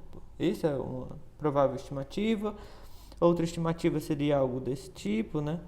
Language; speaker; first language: Portuguese; native; Portuguese